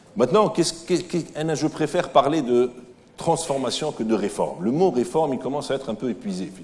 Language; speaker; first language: French; non-native, local second language; Arabic